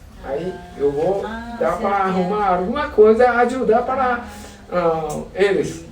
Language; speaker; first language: Portuguese; non-native, learner; Japanese